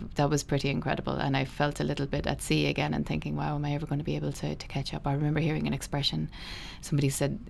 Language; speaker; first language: English; native; English